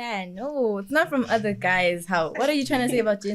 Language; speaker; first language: English; non-native, local second language; Swati